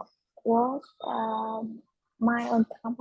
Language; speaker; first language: English; non-native, learner; Vietnamese